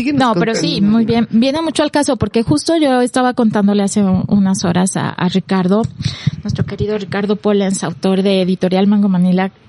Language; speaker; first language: Spanish; native; Spanish